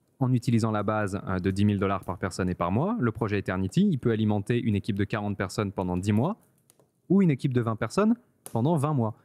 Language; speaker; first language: French; native; French